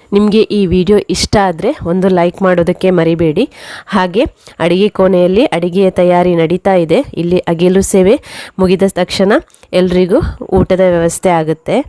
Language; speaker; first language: Kannada; non-native, local second language; Tulu